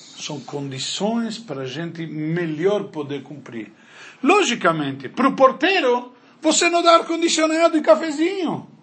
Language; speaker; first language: Portuguese; non-native, fluent; Spanish